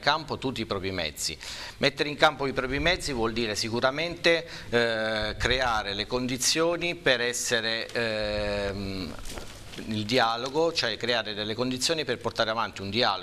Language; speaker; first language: Italian; native; Italian